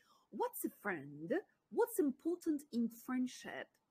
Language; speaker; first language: English; non-native, fluent; Ukrainian